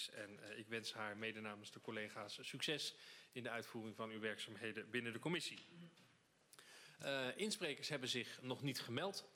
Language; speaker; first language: Dutch; native; Dutch